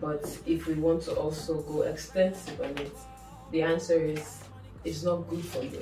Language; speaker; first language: English; non-native, local second language; Yoruba